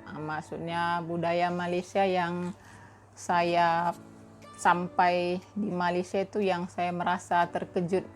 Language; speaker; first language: Indonesian; native; Indonesian